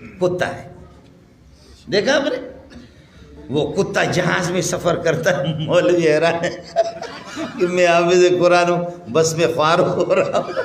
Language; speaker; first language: Urdu; non-native, local second language; Baluchi